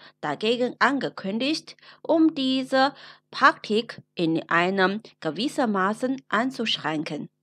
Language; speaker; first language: German; non-native, fluent; Chinese